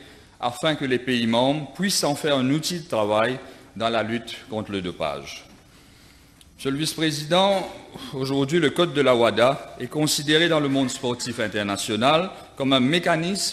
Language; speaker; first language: French; non-native, local second language; Morisyen